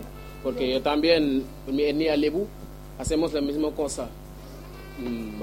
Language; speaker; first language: Spanish; non-native, learner; Wolof